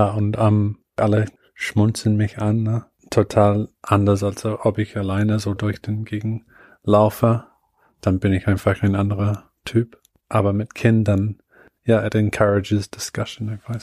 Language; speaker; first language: German; non-native, fluent; Bulgarian